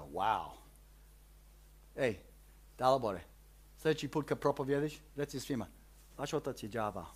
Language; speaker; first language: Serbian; early bilingual, heritage; Serbian